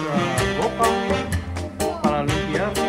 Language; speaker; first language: Spanish; non-native, learner; English